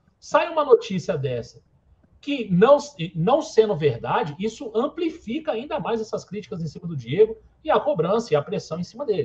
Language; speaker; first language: Portuguese; native; Portuguese